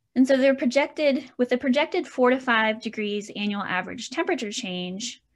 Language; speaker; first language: English; native; English